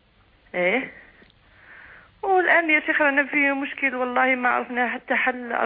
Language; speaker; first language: Arabic; native; Arabic